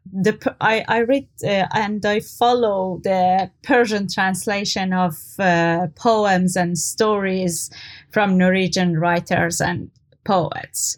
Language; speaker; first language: English; non-native, fluent; Persian